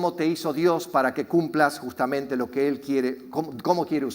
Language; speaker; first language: Spanish; native; Spanish